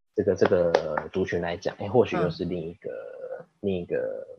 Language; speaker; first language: Chinese; native; Chinese